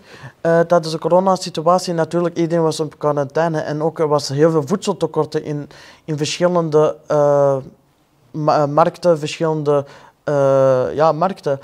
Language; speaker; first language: Dutch; non-native, fluent; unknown